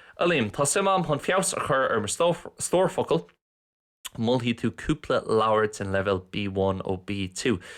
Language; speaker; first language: Irish; non-native, local second language; English